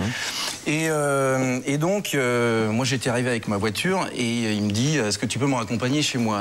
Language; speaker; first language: French; native; French